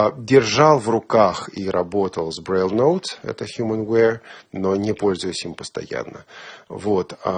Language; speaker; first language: Russian; native; Russian